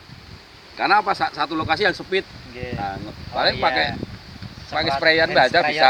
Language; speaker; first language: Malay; non-native, local second language; Javanese